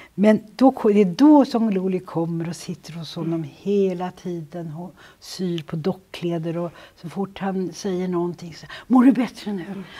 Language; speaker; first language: Swedish; native; Swedish